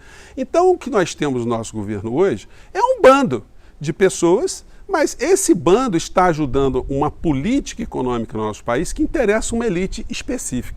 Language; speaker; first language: Portuguese; native; Portuguese